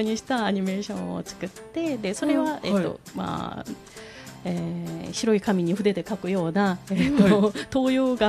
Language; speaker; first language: Japanese; non-native, fluent; Korean